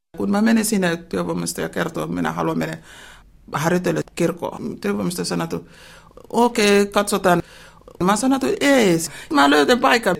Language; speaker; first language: Finnish; non-native, learner; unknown